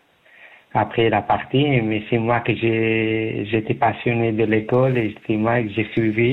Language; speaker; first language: French; non-native, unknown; Persian